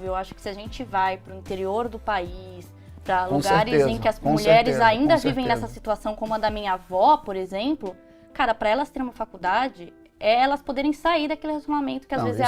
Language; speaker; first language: Portuguese; native; Portuguese